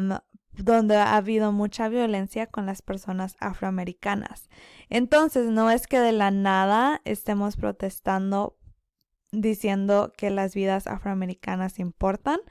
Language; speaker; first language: Spanish; early bilingual, other home language; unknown